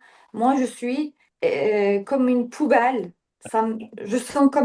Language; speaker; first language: French; non-native, learner; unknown